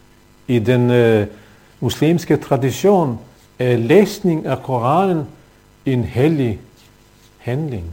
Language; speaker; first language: Danish; non-native, fluent; Bosnian